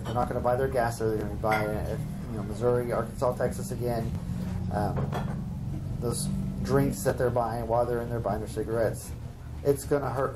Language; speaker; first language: English; native; English